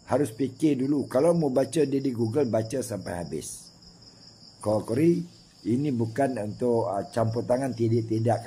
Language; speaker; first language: Malay; native; Malay